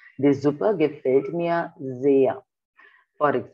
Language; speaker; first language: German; non-native, fluent; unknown